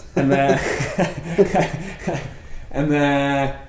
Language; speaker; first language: English; non-native, fluent; Norwegian